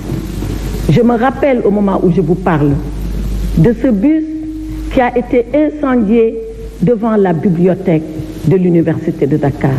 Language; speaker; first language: French; non-native, local second language; Fula